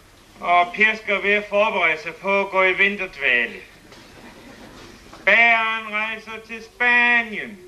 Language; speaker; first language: Danish; native; Danish